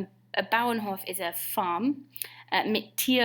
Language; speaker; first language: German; non-native, fluent; English